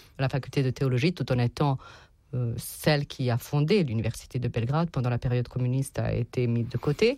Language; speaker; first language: French; non-native, fluent; Serbian